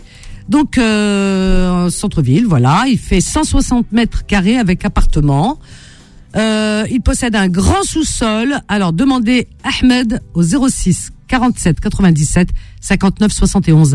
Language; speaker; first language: French; native; French